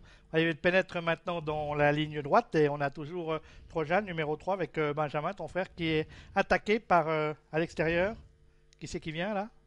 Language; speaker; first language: French; native; French